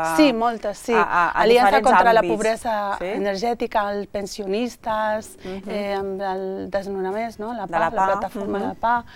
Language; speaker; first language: Catalan; early bilingual, other home language; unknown